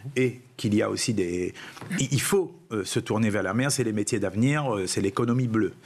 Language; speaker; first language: French; non-native, local second language; Réunion Creole French